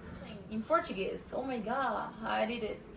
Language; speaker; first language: English; non-native, learner; Portuguese